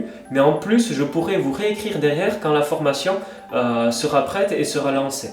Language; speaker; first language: French; native; French